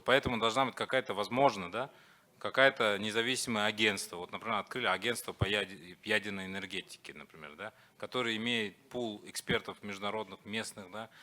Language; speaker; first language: Russian; native; Russian